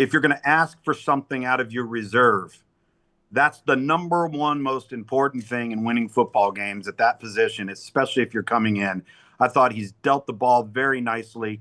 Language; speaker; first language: English; native; English